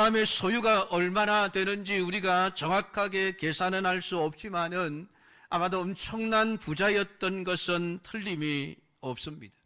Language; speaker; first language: Korean; native; Korean